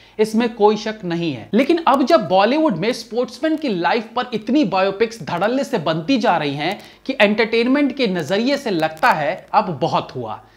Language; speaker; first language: Hindi; native; Hindi